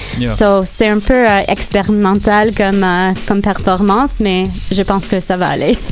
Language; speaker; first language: French; non-native, local second language; English